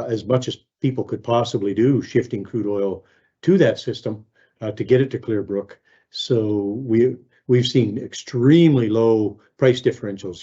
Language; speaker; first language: English; native; English